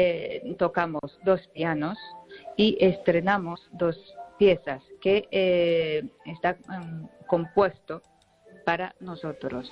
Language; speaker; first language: Spanish; non-native, learner; Japanese